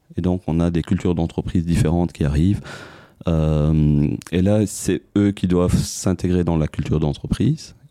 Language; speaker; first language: French; non-native, local second language; Arabic